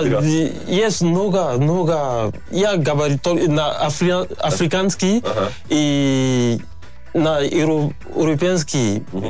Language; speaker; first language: Russian; non-native, learner; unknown